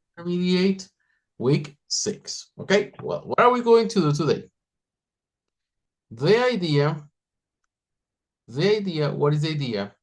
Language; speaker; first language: English; non-native, fluent; Spanish